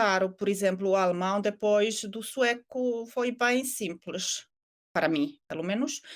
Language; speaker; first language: Portuguese; non-native, fluent; Finnish